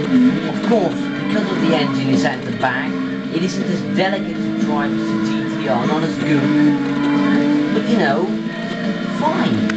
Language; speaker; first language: English; non-native, fluent; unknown